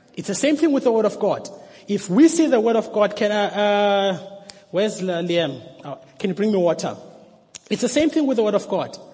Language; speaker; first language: English; non-native, local second language; Xhosa